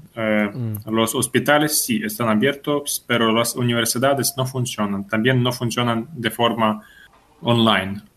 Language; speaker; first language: Spanish; non-native, fluent; Ukrainian